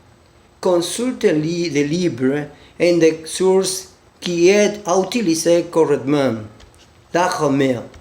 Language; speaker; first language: French; non-native, learner; Spanish